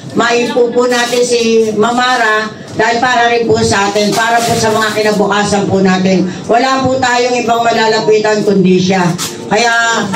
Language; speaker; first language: Filipino; native; Filipino